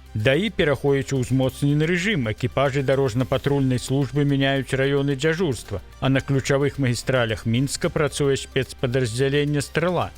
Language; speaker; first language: Belarusian; native; Belarusian